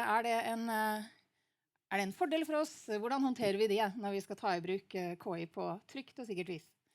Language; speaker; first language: Norwegian; native; Norwegian